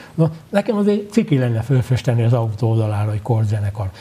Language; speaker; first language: Hungarian; native; Hungarian